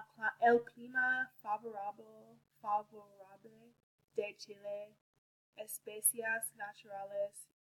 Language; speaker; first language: Spanish; non-native, learner; English